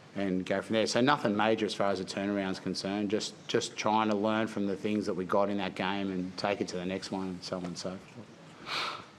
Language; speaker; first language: English; native; English